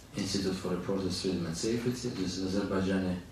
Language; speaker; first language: English; non-native, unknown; Azerbaijani